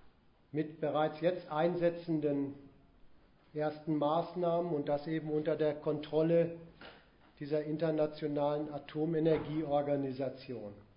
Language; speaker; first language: German; native; German